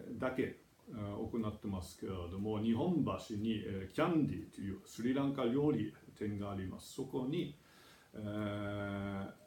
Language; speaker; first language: Japanese; non-native, fluent; German